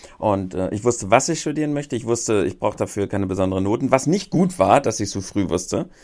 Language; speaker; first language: German; native; German